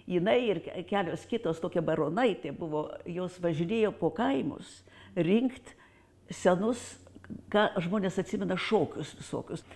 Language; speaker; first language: Lithuanian; early bilingual, heritage; Lithuanian